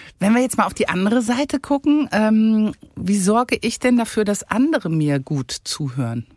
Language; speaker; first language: German; native; German